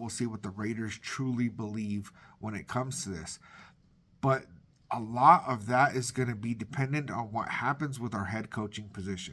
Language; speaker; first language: English; native; English